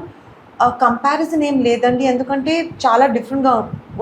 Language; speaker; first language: Telugu; non-native, local second language; Urdu